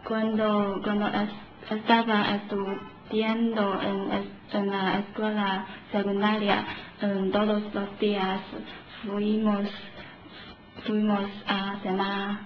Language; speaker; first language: Spanish; non-native, learner; Chinese